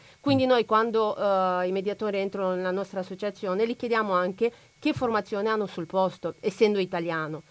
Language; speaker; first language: Italian; non-native, fluent; Romanian